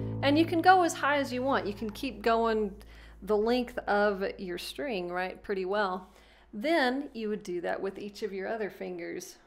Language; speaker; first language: English; native; English